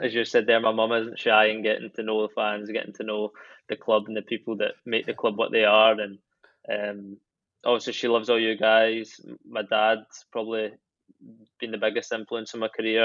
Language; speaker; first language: English; native; English